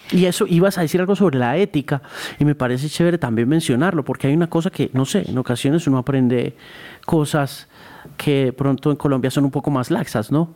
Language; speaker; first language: Spanish; native; Spanish